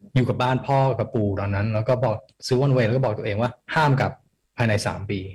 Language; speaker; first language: Thai; early bilingual, heritage; Thai